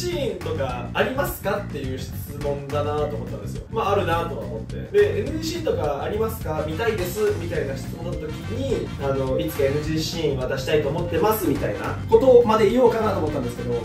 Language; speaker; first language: Japanese; native; Japanese